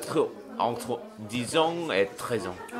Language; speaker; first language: French; non-native, learner; Korean